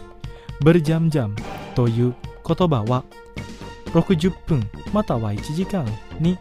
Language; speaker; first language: Japanese; non-native, fluent; Indonesian